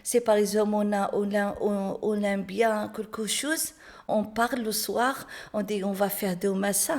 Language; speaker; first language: French; non-native, learner; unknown